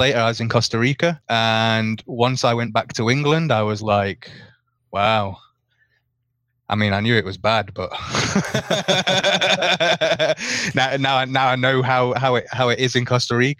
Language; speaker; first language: English; native; English